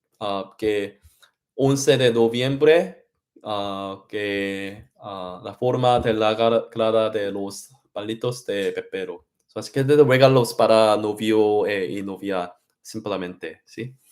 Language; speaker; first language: Spanish; non-native, learner; Korean